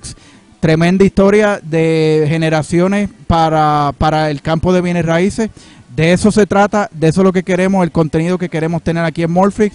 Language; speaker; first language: Spanish; native; Spanish